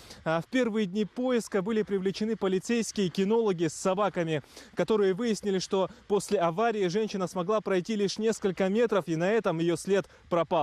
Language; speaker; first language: Russian; native; Russian